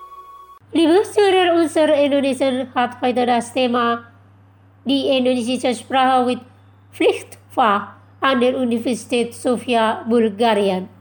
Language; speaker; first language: German; non-native, fluent; Indonesian